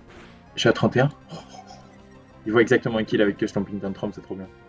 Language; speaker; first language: French; native; French